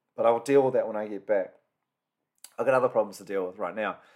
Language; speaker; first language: English; native; English